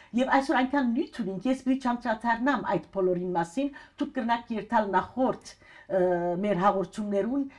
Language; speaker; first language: Armenian; early bilingual, heritage; Armenian